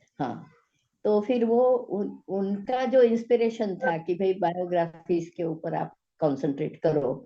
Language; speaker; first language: Hindi; non-native, local second language; Gujarati